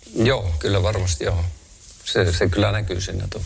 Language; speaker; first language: Finnish; non-native, local second language; Northern Sami